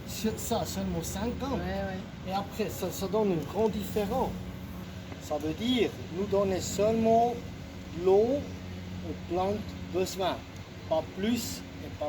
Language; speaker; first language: French; non-native, local second language; German